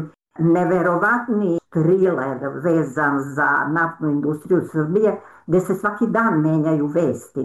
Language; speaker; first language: Serbian; native; Serbian